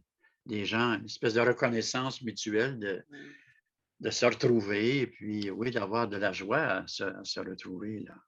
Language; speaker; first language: French; native; French